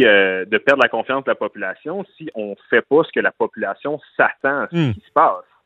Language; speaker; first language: French; native; French